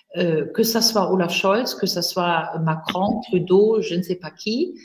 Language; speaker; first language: French; non-native, fluent; German